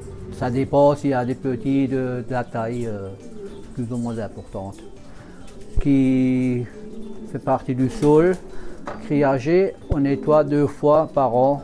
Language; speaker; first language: French; native; French